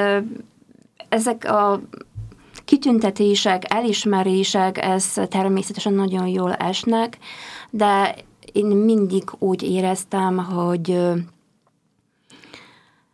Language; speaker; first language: Hungarian; non-native, fluent; Polish